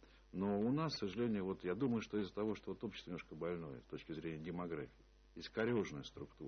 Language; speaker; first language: Russian; native; Russian